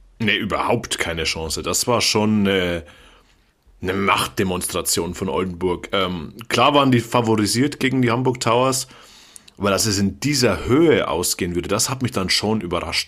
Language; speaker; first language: German; native; German